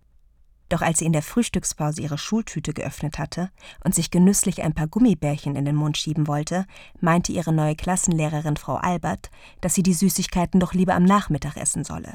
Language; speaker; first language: German; native; German